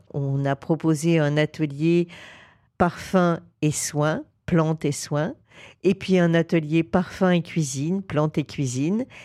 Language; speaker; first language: French; native; French